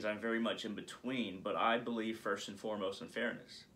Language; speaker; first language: English; native; English